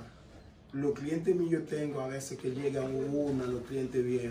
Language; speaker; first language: Spanish; non-native, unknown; Haitian Creole